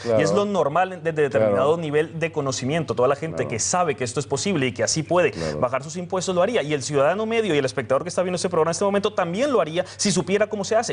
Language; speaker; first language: Spanish; native; Spanish